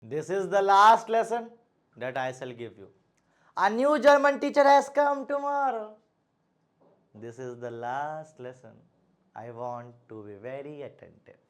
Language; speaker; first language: English; non-native, local second language; Hindi